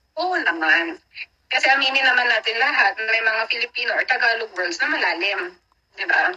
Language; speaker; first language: Filipino; native; Filipino